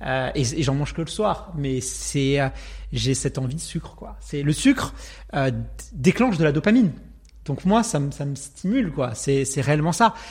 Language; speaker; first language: French; native; French